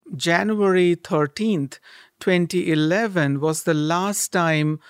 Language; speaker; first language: English; non-native, local second language; Bangla